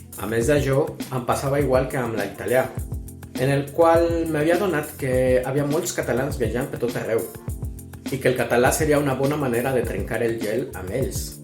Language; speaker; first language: Catalan; non-native, fluent; Spanish